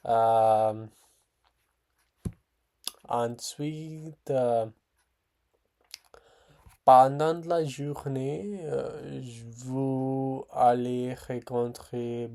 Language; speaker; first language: French; non-native, learner; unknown